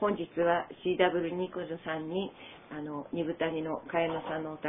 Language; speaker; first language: Japanese; native; Japanese